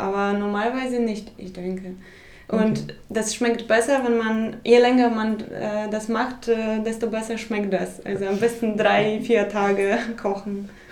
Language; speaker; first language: German; non-native, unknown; Polish